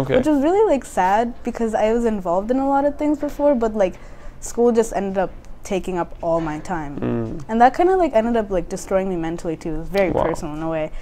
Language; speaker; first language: English; native; English